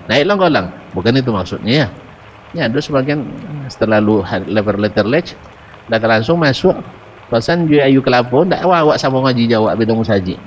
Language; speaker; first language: Malay; non-native, local second language; Minangkabau